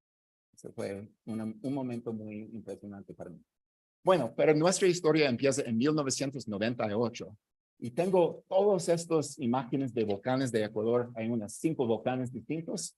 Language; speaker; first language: Spanish; non-native, fluent; English